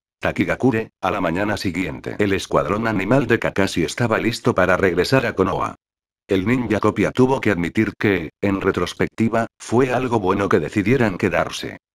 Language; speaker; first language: Spanish; native; Spanish